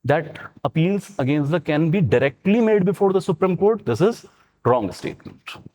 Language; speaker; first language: English; non-native, local second language; Punjabi